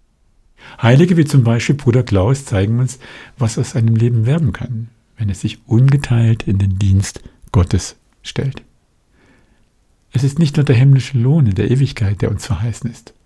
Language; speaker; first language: German; native; German